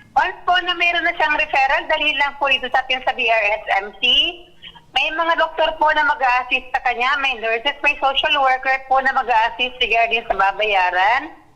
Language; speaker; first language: Filipino; non-native, local second language; Bikol